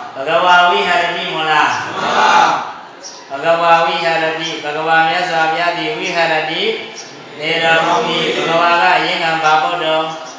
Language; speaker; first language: Burmese; native; Burmese